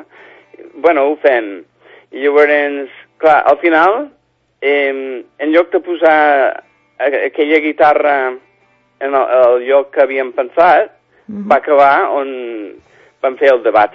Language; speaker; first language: Catalan; non-native, fluent; English